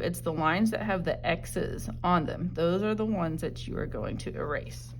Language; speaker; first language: English; native; English